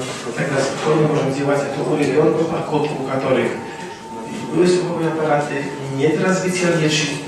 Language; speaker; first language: Russian; non-native, fluent; Polish